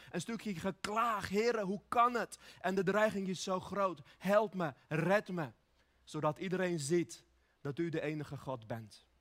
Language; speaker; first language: Dutch; early bilingual, other home language; Armenian